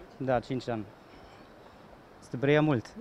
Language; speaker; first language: Romanian; non-native, learner; German